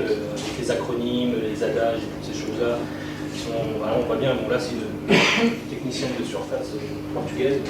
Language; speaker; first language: French; native; French